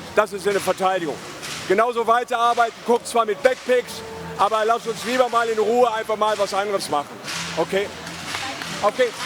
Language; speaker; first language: German; native; German